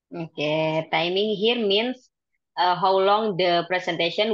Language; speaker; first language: English; non-native, fluent; Indonesian